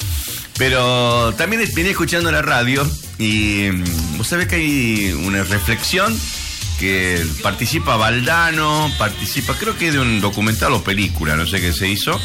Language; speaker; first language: Spanish; native; Spanish